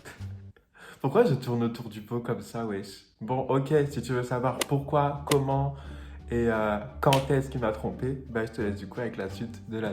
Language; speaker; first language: French; native; French